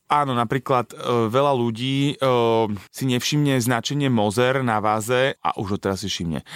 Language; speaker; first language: Slovak; native; Slovak